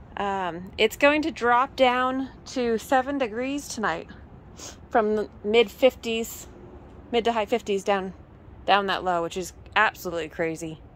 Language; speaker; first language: English; native; English